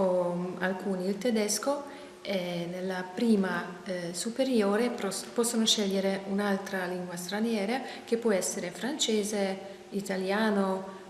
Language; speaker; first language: Italian; non-native, fluent; Hungarian